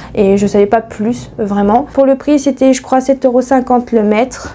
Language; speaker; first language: French; native; French